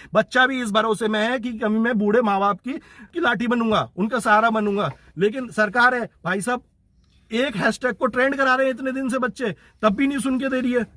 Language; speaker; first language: Hindi; native; Hindi